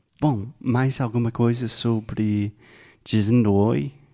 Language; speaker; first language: Portuguese; non-native, fluent; English